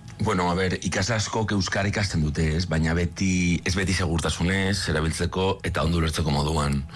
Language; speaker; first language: Basque; non-native, local second language; Spanish